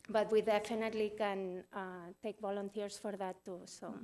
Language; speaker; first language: English; non-native, fluent; Spanish